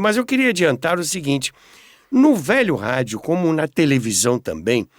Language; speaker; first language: Portuguese; native; Portuguese